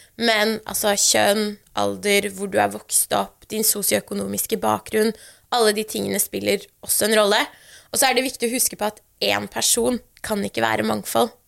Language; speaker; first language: Norwegian; early bilingual, other home language; Persian